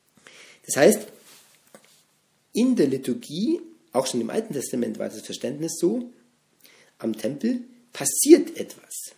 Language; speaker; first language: German; native; German